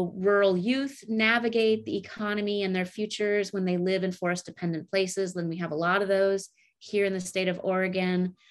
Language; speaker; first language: English; native; English